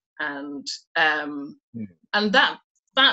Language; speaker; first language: English; native; English